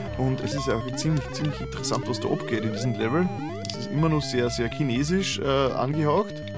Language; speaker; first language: German; native; German